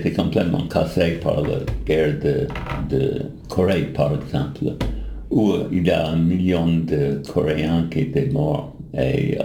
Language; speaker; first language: French; non-native, learner; English